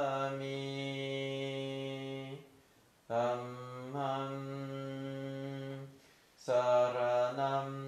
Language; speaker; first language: Russian; non-native, fluent; Thai